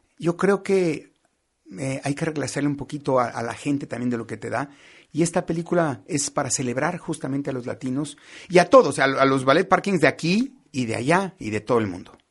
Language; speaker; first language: Spanish; native; Spanish